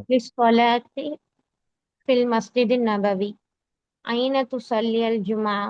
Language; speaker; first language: Arabic; non-native, learner; Tamil